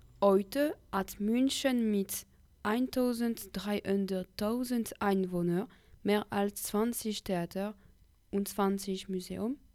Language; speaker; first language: German; non-native, learner; French